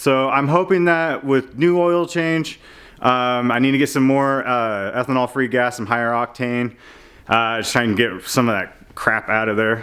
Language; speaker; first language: English; native; English